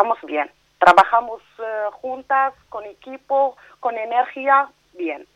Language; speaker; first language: Spanish; non-native, learner; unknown